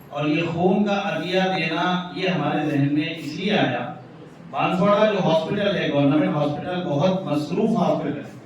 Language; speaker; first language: Urdu; native; Urdu